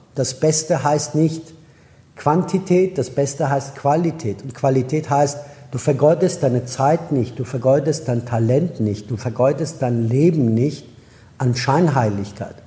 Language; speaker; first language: German; non-native, fluent; Persian